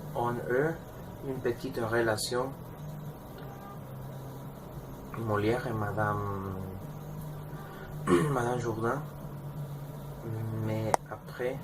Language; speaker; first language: French; non-native, learner; Spanish